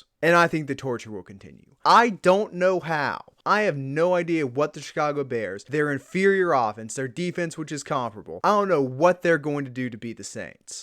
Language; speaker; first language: English; native; English